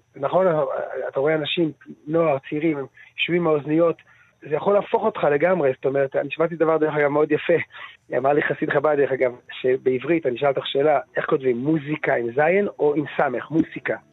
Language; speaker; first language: Hebrew; early bilingual, other home language; Dutch